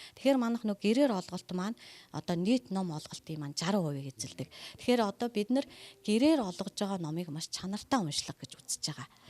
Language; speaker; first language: Mongolian; native; Mongolian